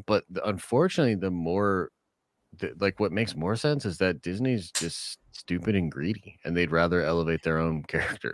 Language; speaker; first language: English; native; English